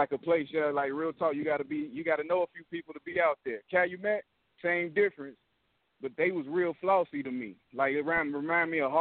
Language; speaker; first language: English; native; English